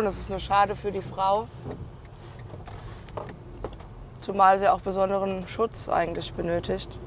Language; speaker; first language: German; native; German